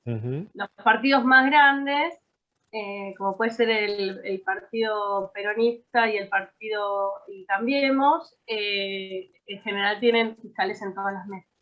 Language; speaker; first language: Spanish; native; Spanish